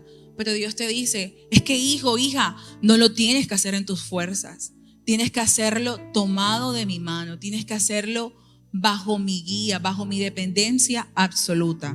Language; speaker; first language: Spanish; native; Spanish